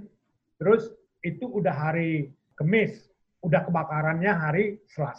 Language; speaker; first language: Indonesian; native; Indonesian